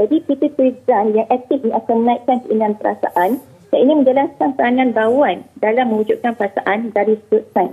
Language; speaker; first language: Malay; native; Malay